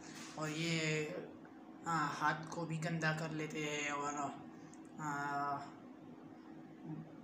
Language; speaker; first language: Hindi; non-native, local second language; Pashto